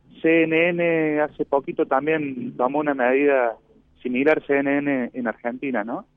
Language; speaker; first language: Spanish; native; Spanish